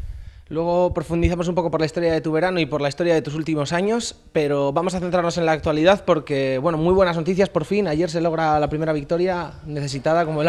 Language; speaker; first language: Spanish; native; Spanish